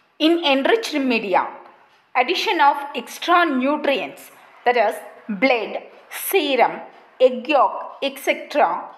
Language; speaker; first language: English; non-native, local second language; Malayalam